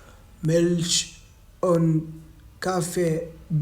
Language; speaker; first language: German; non-native, fluent; Tigrinya